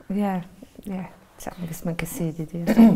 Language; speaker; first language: Danish; non-native, fluent; Bosnian